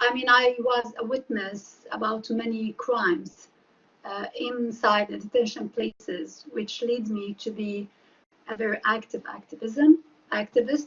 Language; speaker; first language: English; non-native, fluent; Arabic